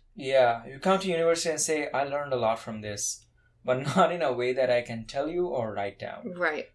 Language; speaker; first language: English; non-native, local second language; Bangla